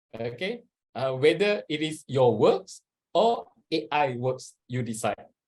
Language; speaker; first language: English; non-native, local second language; Malay